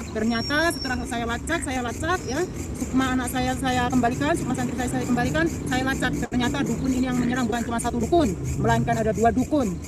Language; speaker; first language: Indonesian; non-native, local second language; Madurese